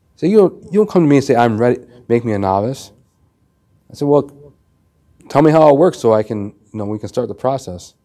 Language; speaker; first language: English; native; English